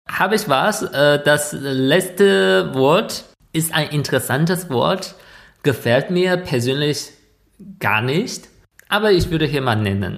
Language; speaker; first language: German; non-native, fluent; Chinese